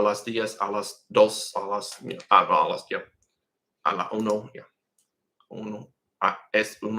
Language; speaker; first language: Spanish; non-native, learner; English